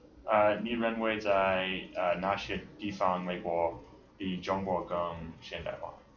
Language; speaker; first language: Chinese; non-native, learner; English